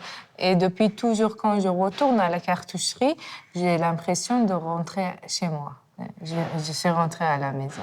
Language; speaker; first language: French; non-native, fluent; Persian